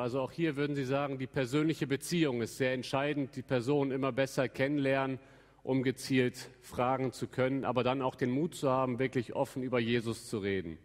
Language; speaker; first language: German; native; German